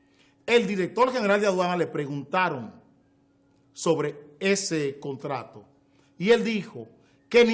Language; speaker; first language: Spanish; native; Spanish